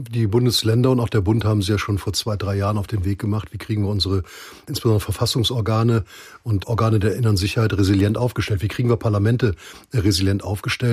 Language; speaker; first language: German; native; German